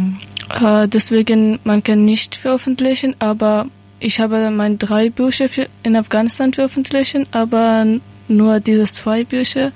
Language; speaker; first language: German; non-native, learner; Persian